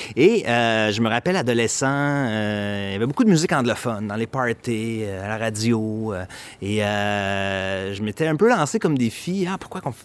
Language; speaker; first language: French; native; French